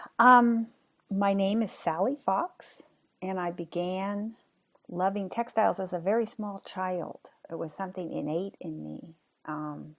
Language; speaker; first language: English; native; English